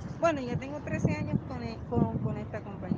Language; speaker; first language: Spanish; native; Spanish